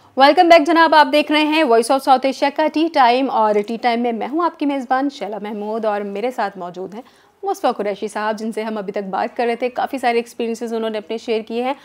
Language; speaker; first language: Urdu; native; Urdu